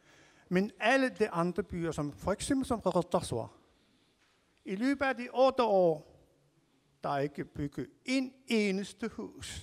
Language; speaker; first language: Danish; non-native, local second language; Kalaallisut